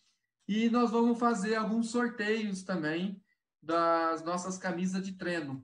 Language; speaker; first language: Portuguese; native; Portuguese